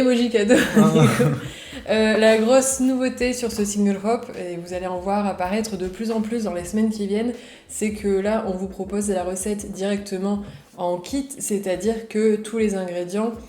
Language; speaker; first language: French; native; French